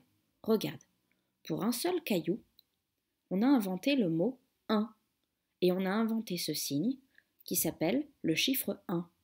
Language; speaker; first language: French; native; French